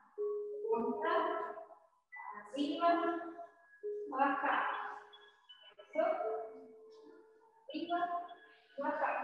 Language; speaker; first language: Spanish; native; Spanish